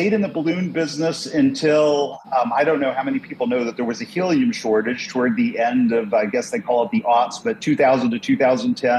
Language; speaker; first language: English; native; English